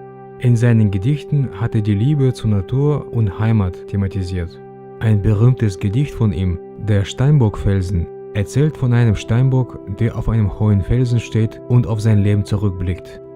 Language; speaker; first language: German; native; German